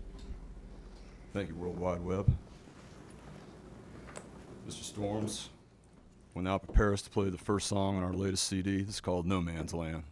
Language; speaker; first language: English; native; English